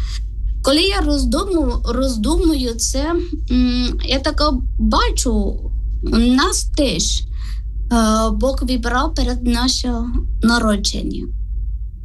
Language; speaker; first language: Ukrainian; non-native, learner; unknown